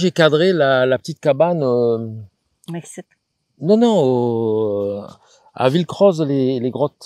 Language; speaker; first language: French; native; French